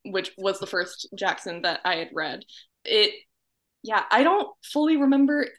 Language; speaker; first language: English; native; English